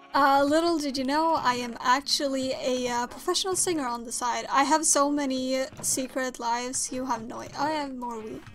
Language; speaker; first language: English; non-native, fluent; Swedish